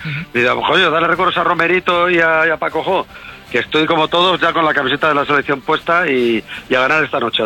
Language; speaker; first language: Spanish; native; Spanish